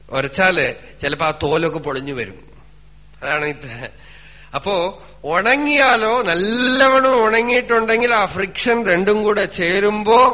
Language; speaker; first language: Malayalam; non-native, local second language; Tamil